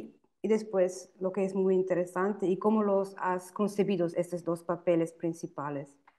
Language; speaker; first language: Spanish; non-native, fluent; German